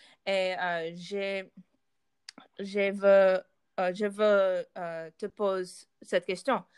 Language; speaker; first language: French; non-native, learner; Russian